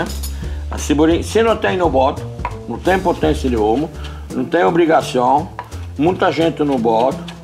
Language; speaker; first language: Portuguese; non-native, fluent; French